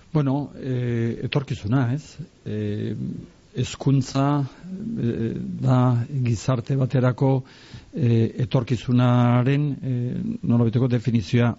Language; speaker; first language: Basque; native; Basque